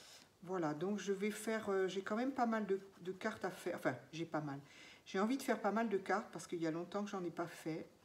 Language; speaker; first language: French; native; French